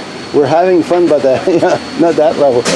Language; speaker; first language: English; non-native, local second language; French